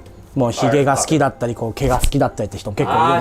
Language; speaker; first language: Japanese; native; Japanese